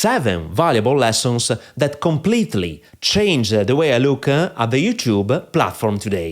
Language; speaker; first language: English; non-native, fluent; Italian